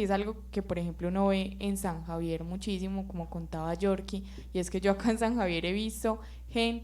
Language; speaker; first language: Spanish; native; Spanish